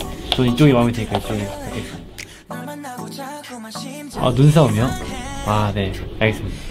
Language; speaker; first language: Korean; early bilingual, heritage; Korean